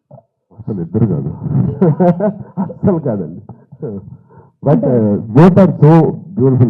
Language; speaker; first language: Telugu; native; Telugu